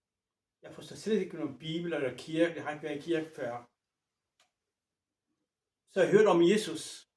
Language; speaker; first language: Danish; non-native, fluent; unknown